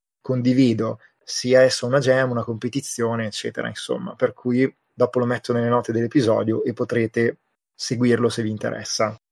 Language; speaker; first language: Italian; native; Italian